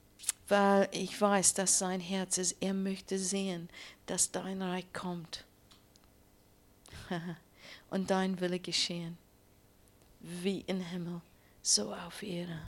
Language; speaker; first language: German; non-native, learner; English